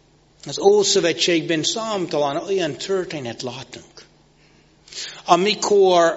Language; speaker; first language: Hungarian; non-native, fluent; English